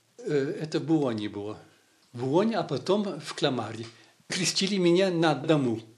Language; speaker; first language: Russian; early bilingual, heritage; Russian